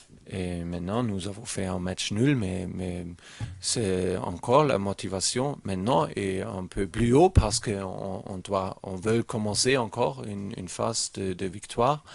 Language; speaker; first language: French; non-native, learner; German